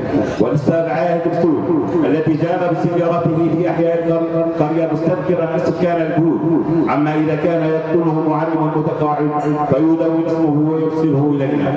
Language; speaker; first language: Arabic; native; Arabic